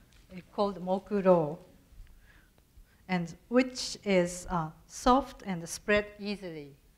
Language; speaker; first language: English; non-native, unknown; Japanese